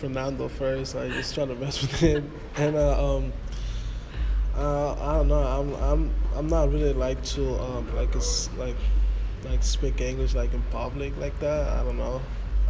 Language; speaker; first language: English; non-native, fluent; Spanish